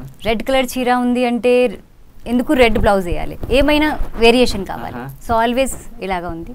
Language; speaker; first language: Telugu; non-native, local second language; Hindi